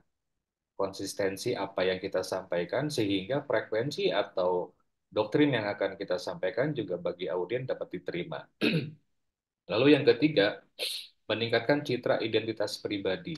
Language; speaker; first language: Indonesian; native; Indonesian